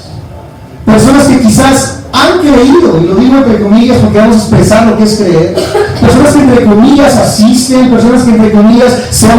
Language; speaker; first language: Spanish; native; Spanish